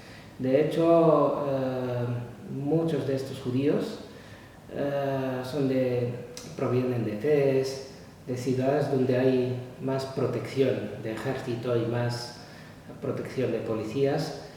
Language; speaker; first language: Spanish; non-native, fluent; Arabic